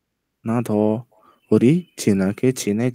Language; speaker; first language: Korean; non-native, learner; Indonesian